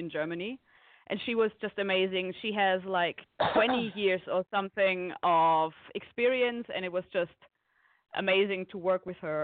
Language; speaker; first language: English; non-native, fluent; German